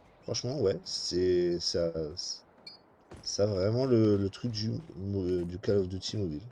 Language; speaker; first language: French; native; French